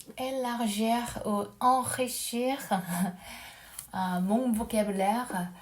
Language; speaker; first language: French; non-native, learner; Japanese